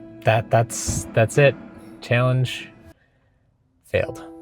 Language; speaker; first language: English; native; English